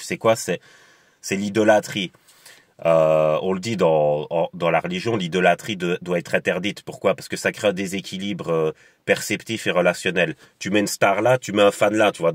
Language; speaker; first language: French; native; French